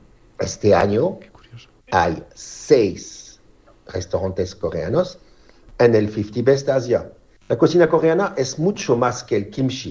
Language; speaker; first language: Spanish; non-native, fluent; French